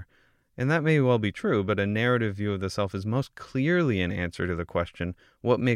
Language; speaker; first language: English; native; English